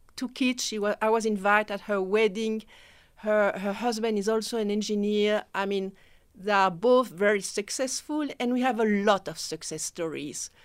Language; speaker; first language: English; non-native, fluent; French